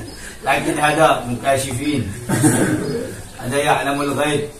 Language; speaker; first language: Arabic; non-native, learner; Indonesian